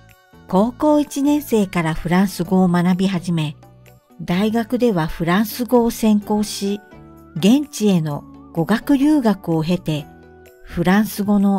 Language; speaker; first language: Japanese; native; Japanese